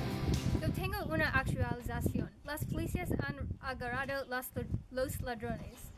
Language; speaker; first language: Spanish; non-native, learner; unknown